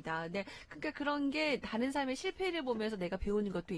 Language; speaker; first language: Korean; native; Korean